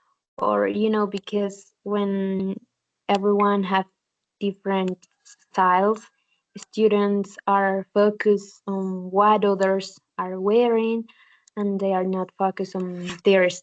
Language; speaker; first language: English; non-native, learner; Spanish